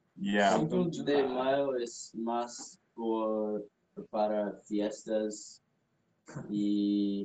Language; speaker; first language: Spanish; non-native, fluent; English